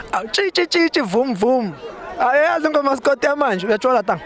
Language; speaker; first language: Zulu; non-native, local second language; Tsonga